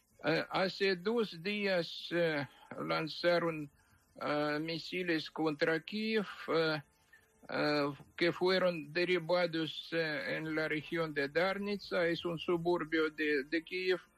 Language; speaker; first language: Spanish; non-native, fluent; Ukrainian